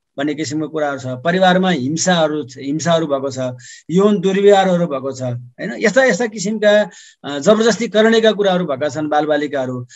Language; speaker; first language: Nepali; native; Nepali